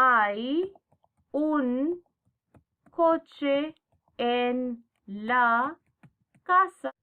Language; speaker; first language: Spanish; non-native, fluent; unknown